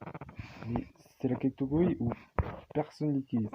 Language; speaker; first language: French; native; French